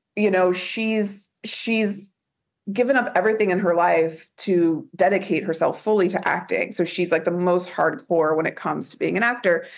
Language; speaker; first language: English; native; English